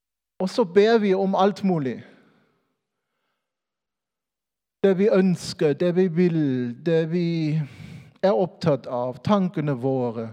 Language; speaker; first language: Norwegian; non-native, fluent; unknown